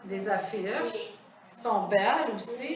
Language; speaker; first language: French; native; French